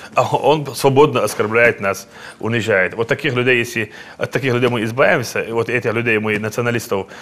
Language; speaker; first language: Russian; non-native, local second language; Chechen